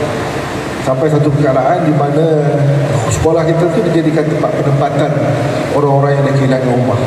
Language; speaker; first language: Malay; native; Malay